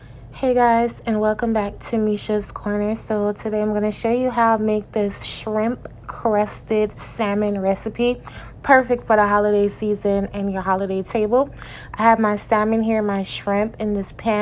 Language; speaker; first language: English; native; English